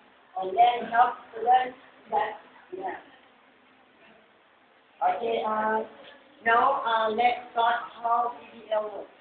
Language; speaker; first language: English; non-native, learner; Indonesian